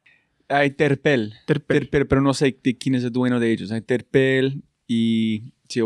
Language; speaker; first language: Spanish; non-native, fluent; English